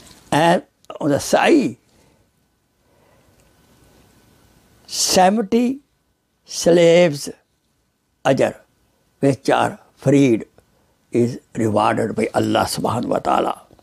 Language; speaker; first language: English; non-native, local second language; Urdu